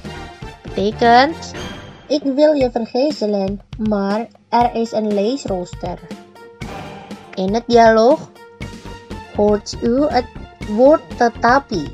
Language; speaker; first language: Dutch; non-native, fluent; Indonesian